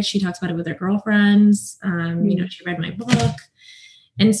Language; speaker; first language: English; native; English